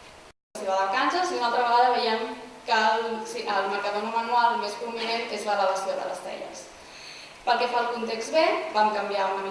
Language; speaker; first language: Catalan; native; Catalan